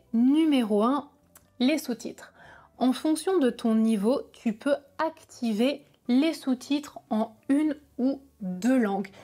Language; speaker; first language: French; native; French